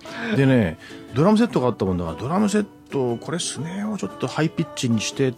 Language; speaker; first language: Japanese; native; Japanese